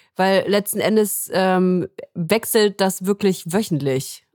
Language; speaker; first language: German; native; German